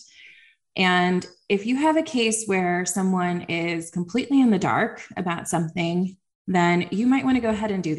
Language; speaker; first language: English; native; English